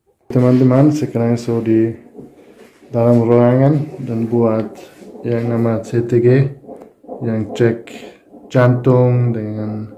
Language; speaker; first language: Indonesian; non-native, fluent; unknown